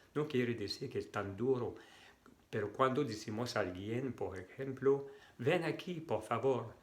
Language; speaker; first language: Spanish; non-native, fluent; French